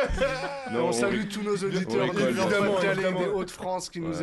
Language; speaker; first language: French; native; French